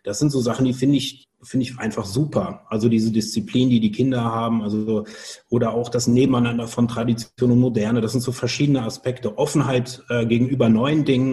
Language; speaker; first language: German; native; German